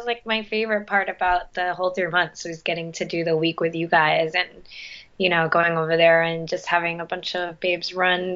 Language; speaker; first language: English; early bilingual, other home language; Spanish